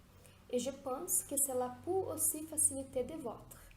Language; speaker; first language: French; non-native, learner; Portuguese